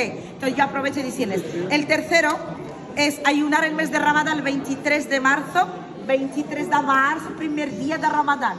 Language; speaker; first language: Spanish; non-native, fluent; Arabic